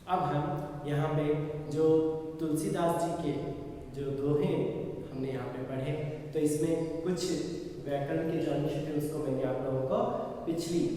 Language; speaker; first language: Hindi; non-native, local second language; Kannada